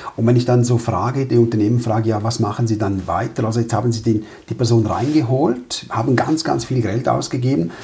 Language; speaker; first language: German; early bilingual, other home language; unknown